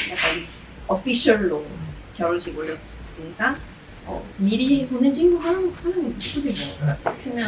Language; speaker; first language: Korean; non-native, fluent; Swedish